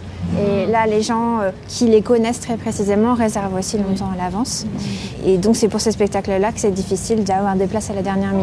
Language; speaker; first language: French; native; French